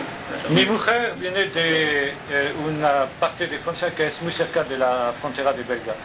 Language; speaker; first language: Spanish; non-native, learner; French